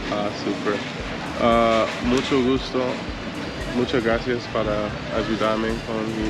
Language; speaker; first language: Spanish; non-native, learner; English